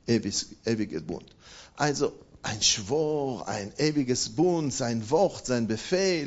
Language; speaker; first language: German; non-native, fluent; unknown